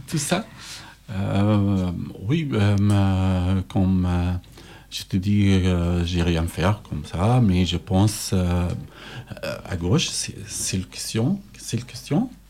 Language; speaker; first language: French; non-native, learner; Arabic